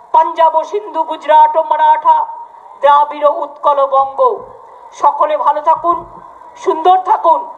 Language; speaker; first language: Hindi; non-native, local second language; Bangla